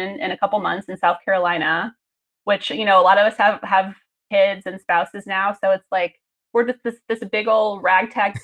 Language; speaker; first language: English; native; English